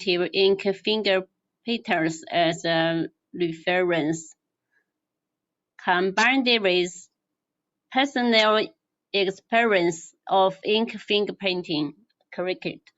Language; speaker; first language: English; non-native, learner; Chinese